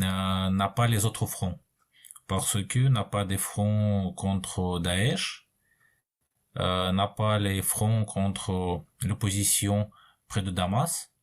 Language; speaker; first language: French; non-native, fluent; Russian